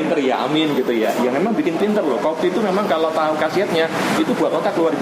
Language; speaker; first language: Indonesian; native; Indonesian